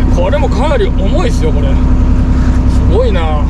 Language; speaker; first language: Japanese; native; Japanese